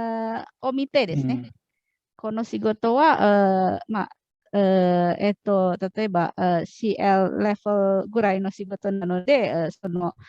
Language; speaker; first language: Japanese; non-native, fluent; Indonesian